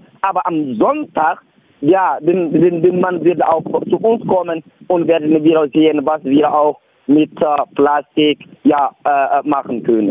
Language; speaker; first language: German; non-native, learner; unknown